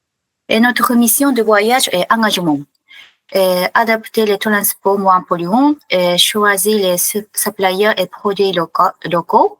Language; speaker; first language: French; non-native, fluent; Japanese